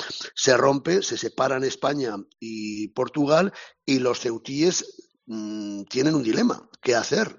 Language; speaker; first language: Spanish; native; Spanish